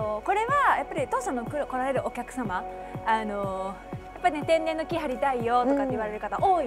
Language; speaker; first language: Japanese; native; Japanese